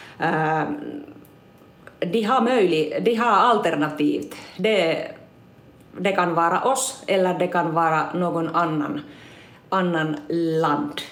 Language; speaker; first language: Swedish; non-native, local second language; Finnish